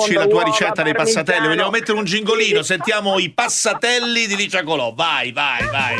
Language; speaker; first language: Italian; native; Italian